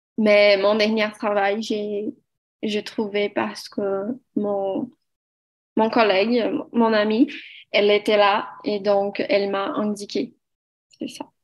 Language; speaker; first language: French; non-native, learner; Portuguese